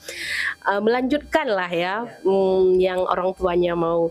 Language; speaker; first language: Indonesian; non-native, local second language; Achinese